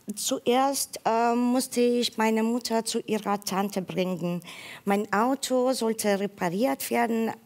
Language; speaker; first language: German; non-native, fluent; Ukrainian